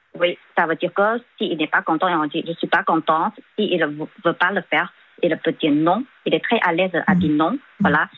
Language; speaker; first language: French; non-native, fluent; Chinese